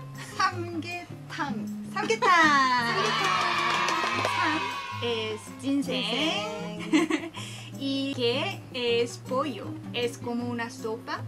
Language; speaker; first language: Spanish; non-native, fluent; Korean